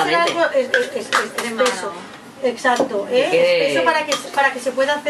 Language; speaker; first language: Spanish; native; Spanish